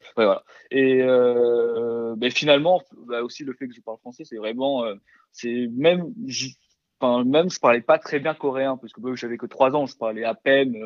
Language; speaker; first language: French; early bilingual, other home language; Korean